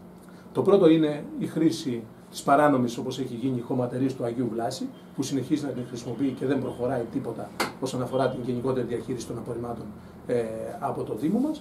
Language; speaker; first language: Greek; native; Greek